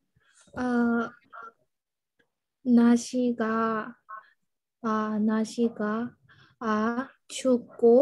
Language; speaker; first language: Korean; non-native, learner; Burmese